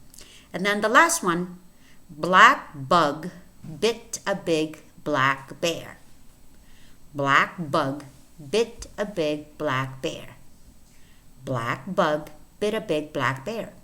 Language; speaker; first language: English; non-native, fluent; Spanish